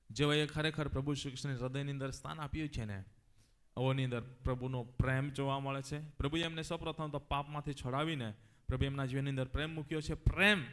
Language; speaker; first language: Gujarati; non-native, local second language; Gamit